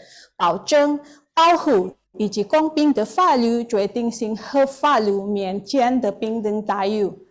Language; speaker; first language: Chinese; non-native, learner; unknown